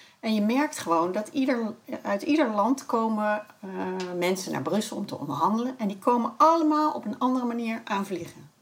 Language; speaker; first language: Dutch; native; Dutch